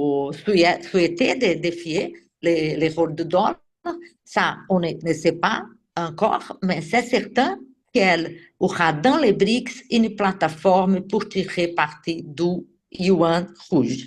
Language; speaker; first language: French; non-native, fluent; Portuguese